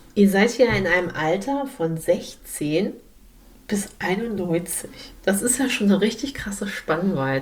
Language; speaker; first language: German; native; German